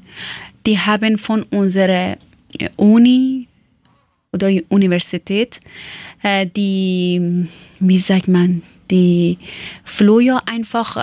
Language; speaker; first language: German; non-native, learner; Persian